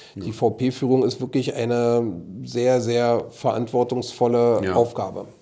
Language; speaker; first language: German; native; German